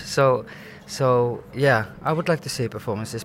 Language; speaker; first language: English; non-native, fluent; Finnish